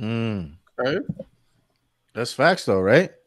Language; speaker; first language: English; native; English